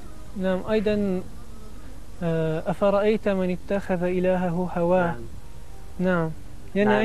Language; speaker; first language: Arabic; non-native, learner; Italian